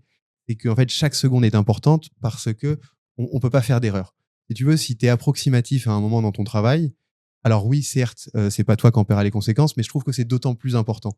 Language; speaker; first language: French; native; French